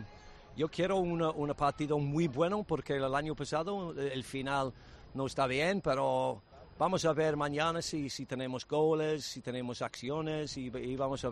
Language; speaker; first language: Spanish; non-native, learner; English